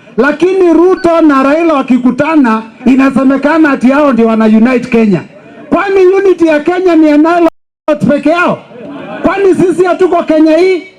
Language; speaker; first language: Swahili; non-native, local second language; Kikuyu